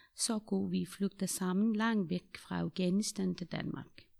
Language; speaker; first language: Danish; non-native, fluent; Persian